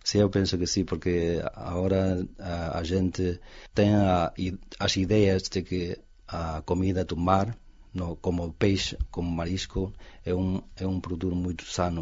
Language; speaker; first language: Portuguese; non-native, fluent; Chinese